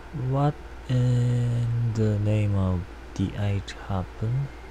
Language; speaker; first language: English; non-native, learner; Korean